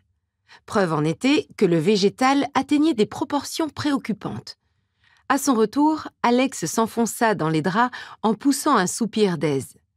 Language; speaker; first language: French; native; French